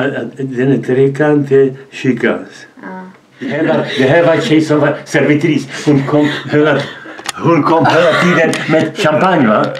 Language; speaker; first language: Swedish; non-native, learner; Czech